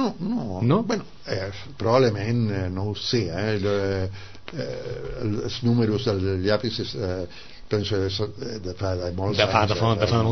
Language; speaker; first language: Catalan; non-native, fluent; Spanish